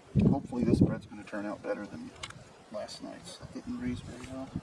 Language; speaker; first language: English; native; English